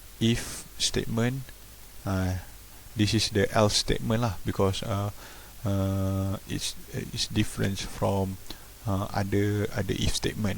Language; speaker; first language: English; non-native, local second language; Malay